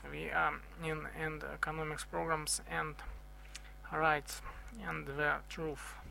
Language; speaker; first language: English; non-native, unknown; Russian